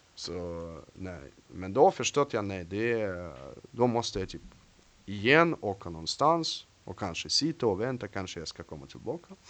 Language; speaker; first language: Swedish; non-native, fluent; Russian